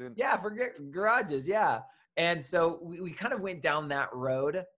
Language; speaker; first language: English; native; English